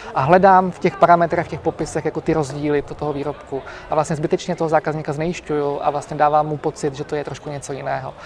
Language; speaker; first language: Czech; native; Czech